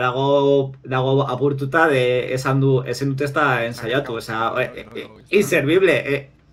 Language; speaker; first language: Basque; non-native, local second language; Spanish